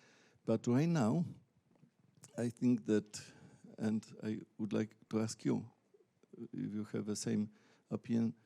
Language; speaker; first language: English; non-native, learner; Polish